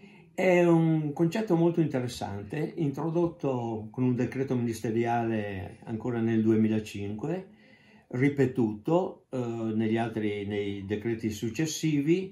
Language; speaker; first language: Italian; native; Italian